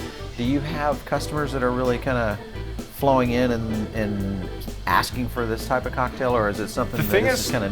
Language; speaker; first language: English; native; English